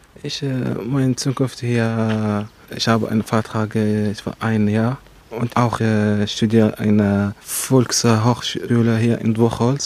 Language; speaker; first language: German; non-native, learner; Arabic